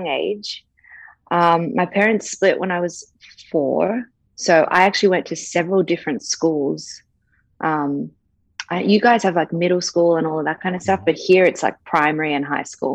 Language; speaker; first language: English; native; English